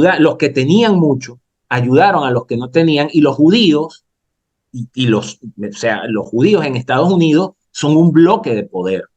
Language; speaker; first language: Spanish; native; Spanish